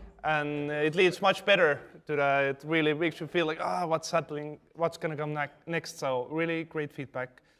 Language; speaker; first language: English; non-native, fluent; Estonian